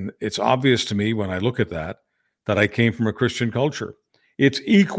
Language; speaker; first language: English; native; English